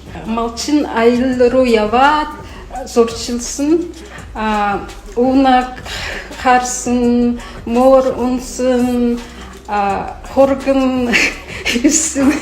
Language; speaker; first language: Mongolian; non-native, learner; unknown